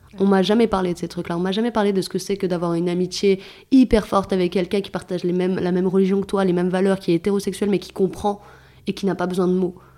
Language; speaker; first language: French; early bilingual, other home language; Arabic